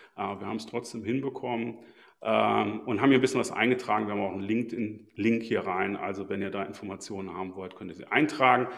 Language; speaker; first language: German; native; German